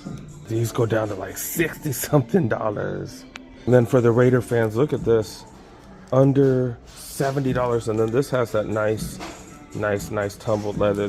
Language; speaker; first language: English; native; English